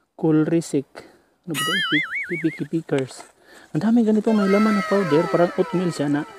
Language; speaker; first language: Filipino; non-native, local second language; Cebuano